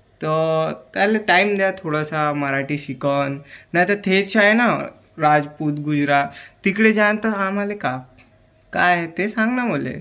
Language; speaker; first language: Marathi; early bilingual, other home language; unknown